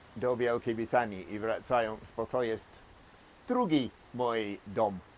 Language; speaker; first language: Polish; non-native, fluent; English